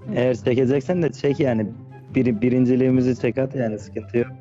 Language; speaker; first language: Turkish; native; Turkish